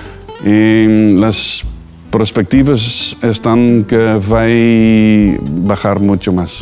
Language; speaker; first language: Spanish; non-native, learner; Dutch